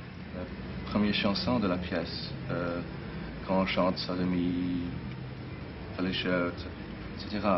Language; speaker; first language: French; non-native, learner; English